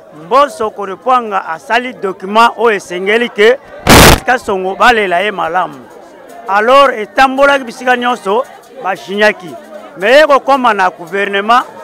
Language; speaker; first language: Lingala; non-native, local second language; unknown